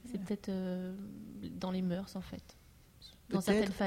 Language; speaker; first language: French; native; French